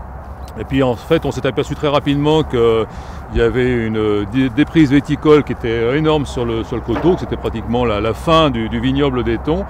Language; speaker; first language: French; native; French